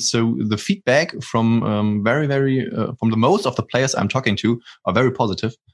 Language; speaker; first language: English; non-native, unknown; German